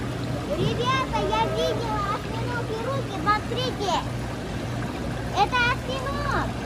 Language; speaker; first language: Russian; early bilingual, heritage; Russian